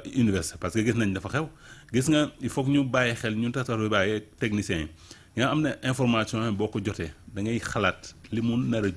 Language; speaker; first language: Wolof; non-native, local second language; Serer